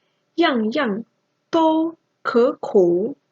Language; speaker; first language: Chinese; non-native, local second language; Malay